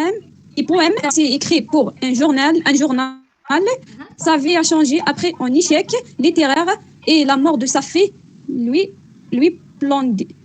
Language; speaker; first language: French; non-native, learner; Arabic